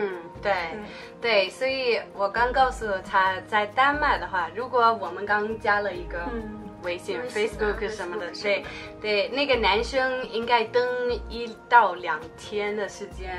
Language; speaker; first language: Chinese; non-native, fluent; Danish